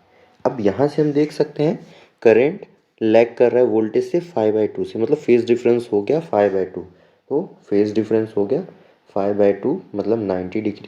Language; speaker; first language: Hindi; native; Hindi